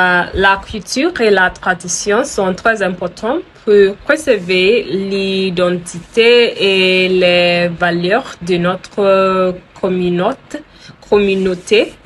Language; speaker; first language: French; non-native, learner; English